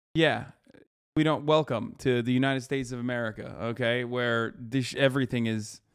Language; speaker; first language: English; early bilingual, other home language; Turkish